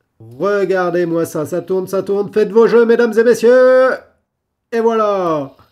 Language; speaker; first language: French; native; French